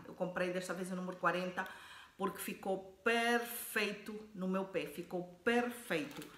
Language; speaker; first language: Portuguese; native; Portuguese